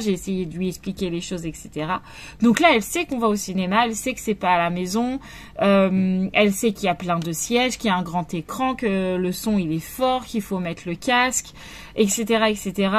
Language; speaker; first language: French; native; French